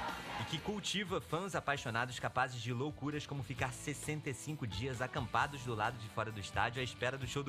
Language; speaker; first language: Portuguese; native; Portuguese